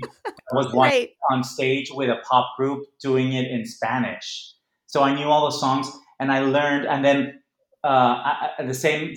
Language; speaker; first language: English; non-native, fluent; Spanish